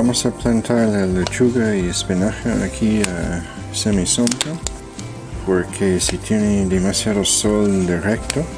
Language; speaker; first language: Spanish; non-native, fluent; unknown